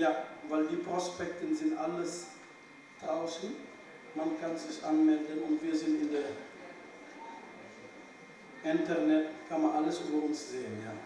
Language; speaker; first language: German; non-native, fluent; Wolof